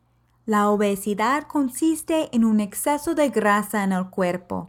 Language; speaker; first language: Spanish; non-native, fluent; English